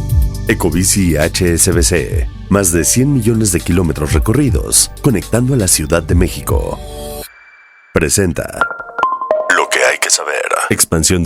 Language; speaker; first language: Spanish; native; Spanish